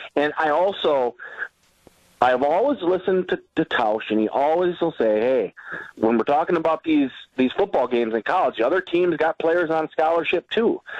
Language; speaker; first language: English; native; English